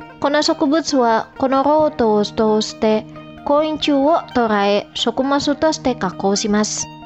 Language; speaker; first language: Japanese; non-native, fluent; Indonesian